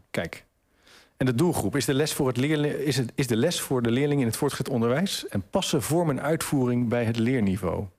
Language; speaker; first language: Dutch; native; Dutch